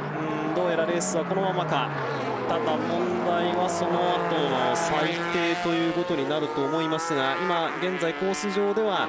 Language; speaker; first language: Japanese; native; Japanese